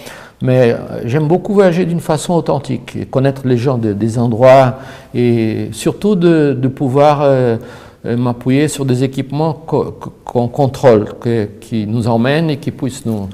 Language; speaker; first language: French; non-native, fluent; Portuguese